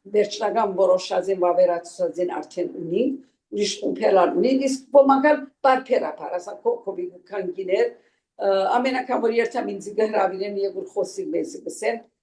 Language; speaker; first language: Armenian; native; Armenian